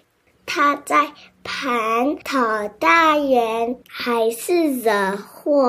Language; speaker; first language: Chinese; early bilingual, heritage; English